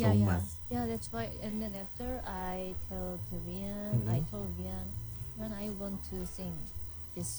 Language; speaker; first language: English; non-native, learner; Korean